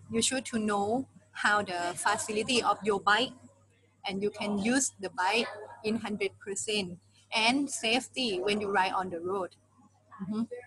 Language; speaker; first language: English; non-native, learner; Thai